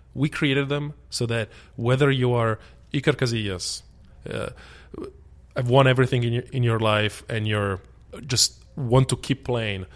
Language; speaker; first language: English; early bilingual, other home language; Italian